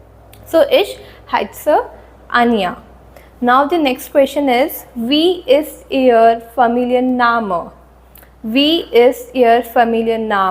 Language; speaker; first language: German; non-native, fluent; Hindi